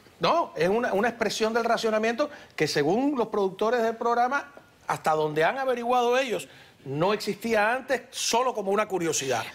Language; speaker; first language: Spanish; native; Spanish